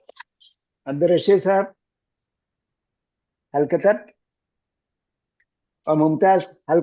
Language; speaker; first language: Arabic; non-native, fluent; Malayalam